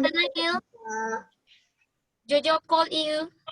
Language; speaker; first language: English; non-native, learner; Indonesian